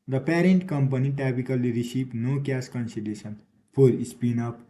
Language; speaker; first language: English; non-native, local second language; Nepali